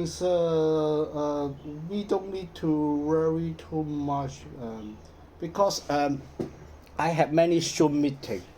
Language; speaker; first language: English; non-native, learner; Cantonese